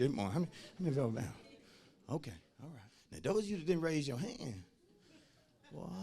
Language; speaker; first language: English; native; English